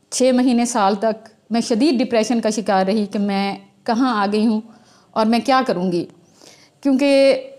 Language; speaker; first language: Urdu; non-native, local second language; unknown